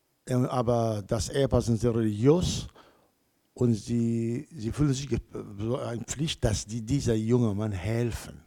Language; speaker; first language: German; non-native, learner; Kurdish